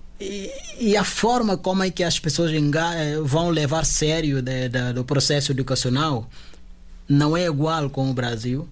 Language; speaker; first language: Portuguese; non-native, local second language; Upper Guinea Crioulo